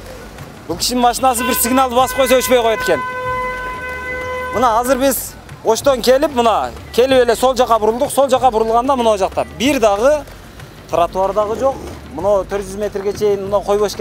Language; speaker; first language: Kyrgyz; native; Kyrgyz